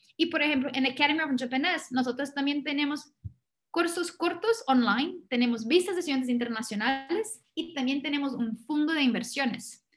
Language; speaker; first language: Spanish; non-native, fluent; Portuguese